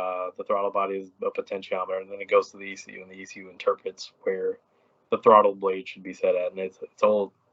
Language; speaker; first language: English; native; English